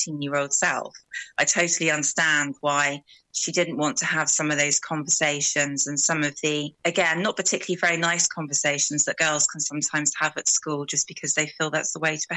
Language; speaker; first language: English; native; English